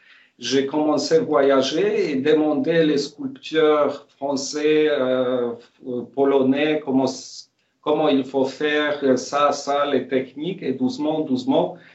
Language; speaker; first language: French; non-native, fluent; Polish